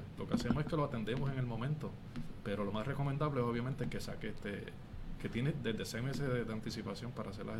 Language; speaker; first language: Spanish; native; Spanish